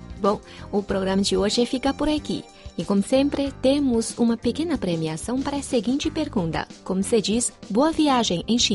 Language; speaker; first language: Portuguese; non-native, fluent; Chinese